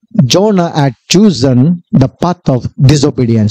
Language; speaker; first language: English; non-native, local second language; Kannada